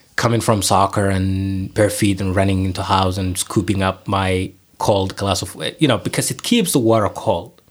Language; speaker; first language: English; non-native, fluent; Somali